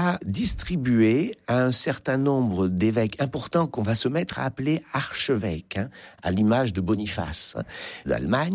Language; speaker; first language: French; native; French